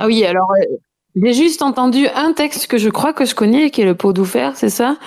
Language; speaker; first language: French; native; French